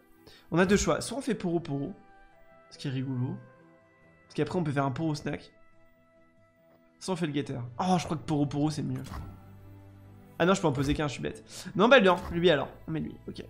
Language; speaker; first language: French; native; French